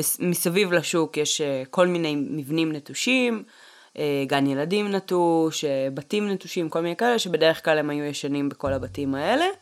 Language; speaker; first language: Hebrew; early bilingual, other home language; Russian